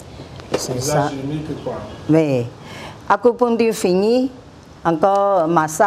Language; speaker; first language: French; non-native, learner; Chinese